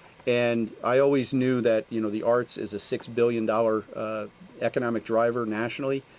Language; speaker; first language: English; native; English